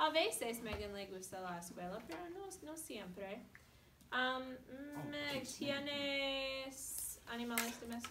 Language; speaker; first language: Spanish; non-native, fluent; English